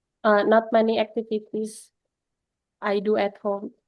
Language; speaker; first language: English; non-native, learner; Indonesian